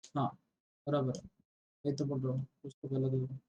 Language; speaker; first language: Hindi; non-native, local second language; Marathi